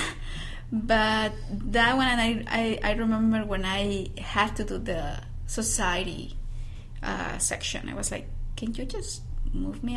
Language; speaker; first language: English; non-native, fluent; Spanish